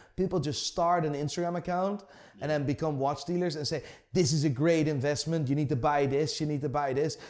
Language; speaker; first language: English; non-native, fluent; Dutch